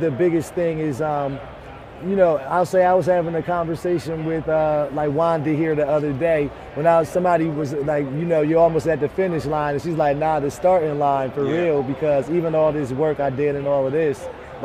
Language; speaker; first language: English; native; English